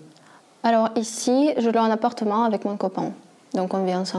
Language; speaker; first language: French; non-native, fluent; Russian